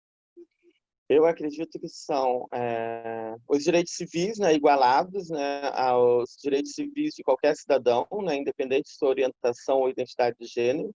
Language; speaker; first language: Portuguese; native; Portuguese